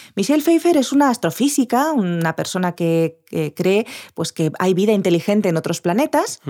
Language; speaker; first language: Spanish; native; Spanish